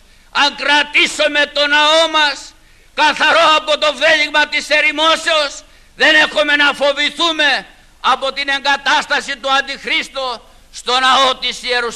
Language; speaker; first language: Greek; native; Greek